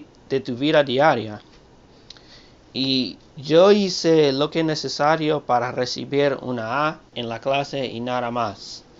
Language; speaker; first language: Spanish; non-native, learner; English